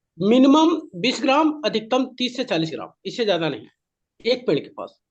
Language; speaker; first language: Hindi; native; Hindi